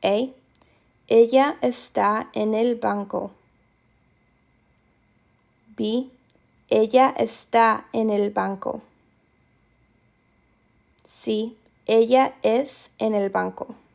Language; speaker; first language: Spanish; non-native, fluent; English